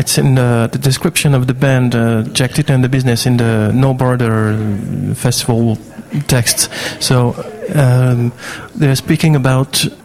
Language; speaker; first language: English; non-native, fluent; French